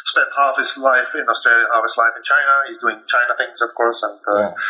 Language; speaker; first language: English; non-native, fluent; Dutch